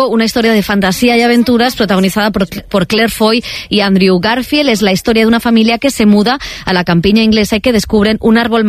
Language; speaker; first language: Spanish; native; Spanish